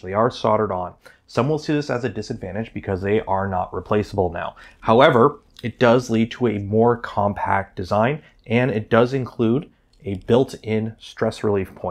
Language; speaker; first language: English; native; English